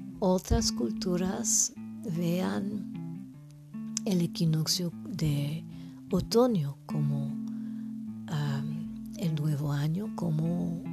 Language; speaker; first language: Spanish; non-native, fluent; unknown